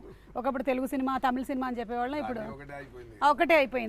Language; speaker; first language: Telugu; native; Telugu